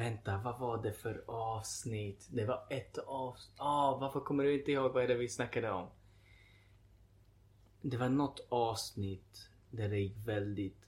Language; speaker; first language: Swedish; early bilingual, other home language; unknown